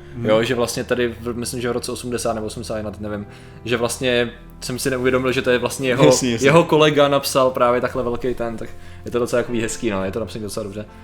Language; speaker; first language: Czech; native; Czech